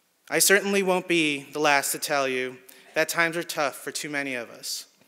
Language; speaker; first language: English; early bilingual, other home language; Spanish